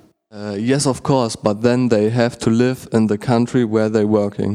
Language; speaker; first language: English; non-native, learner; German